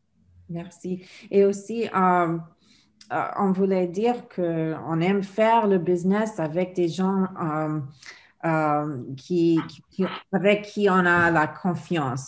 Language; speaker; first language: French; non-native, fluent; English